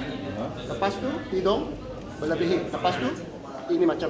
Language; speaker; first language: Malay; non-native, local second language; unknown